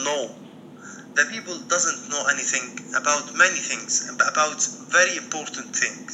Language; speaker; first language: English; non-native, learner; Arabic